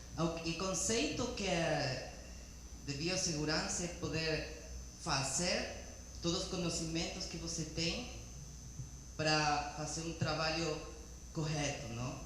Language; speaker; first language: Portuguese; non-native, learner; Spanish